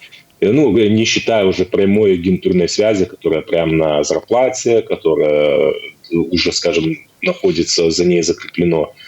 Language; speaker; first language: Russian; native; Russian